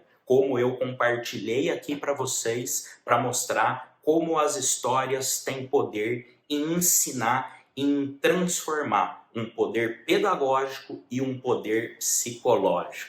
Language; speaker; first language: Portuguese; native; Portuguese